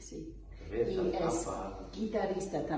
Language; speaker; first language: Spanish; non-native, learner; English